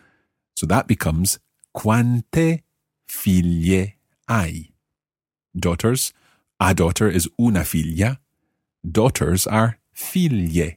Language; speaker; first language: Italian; non-native, fluent; English